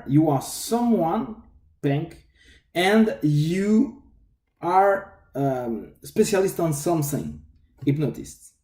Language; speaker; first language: English; non-native, fluent; French